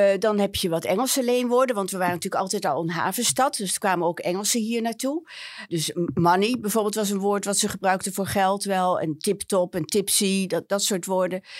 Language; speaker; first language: Dutch; native; Dutch